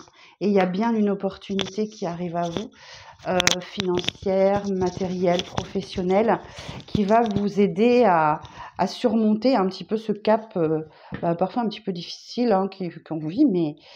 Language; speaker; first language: French; native; French